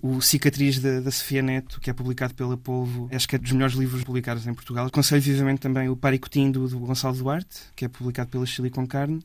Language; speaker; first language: Portuguese; native; Portuguese